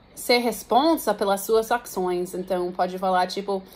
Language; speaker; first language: Portuguese; non-native, fluent; English